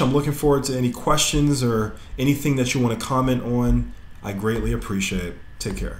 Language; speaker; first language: English; native; English